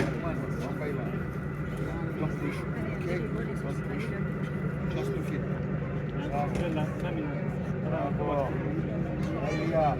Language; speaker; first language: English; non-native, learner; Greek